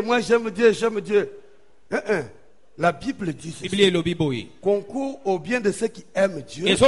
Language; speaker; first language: French; non-native, local second language; Lingala